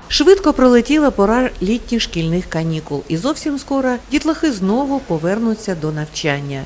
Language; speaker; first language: Ukrainian; native; Ukrainian